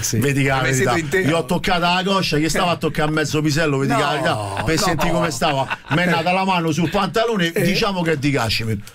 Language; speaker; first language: Italian; native; Italian